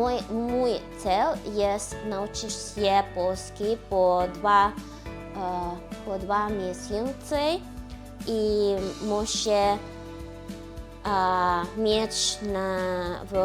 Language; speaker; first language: Polish; non-native, learner; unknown